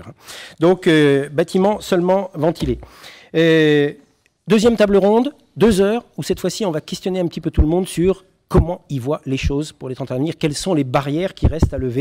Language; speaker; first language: French; native; French